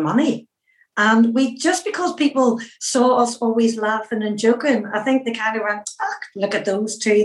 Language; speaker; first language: English; native; English